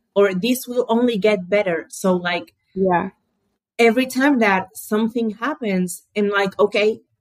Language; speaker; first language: English; early bilingual, other home language; Portuguese